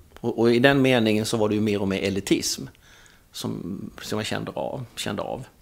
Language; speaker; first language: Swedish; native; Swedish